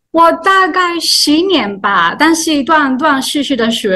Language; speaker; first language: Chinese; non-native, fluent; Japanese